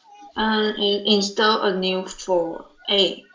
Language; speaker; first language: English; non-native, learner; Chinese